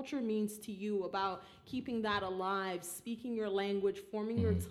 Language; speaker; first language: English; early bilingual, other home language; Haitian Creole